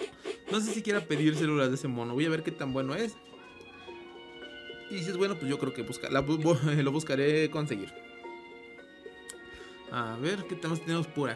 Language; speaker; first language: Spanish; native; Spanish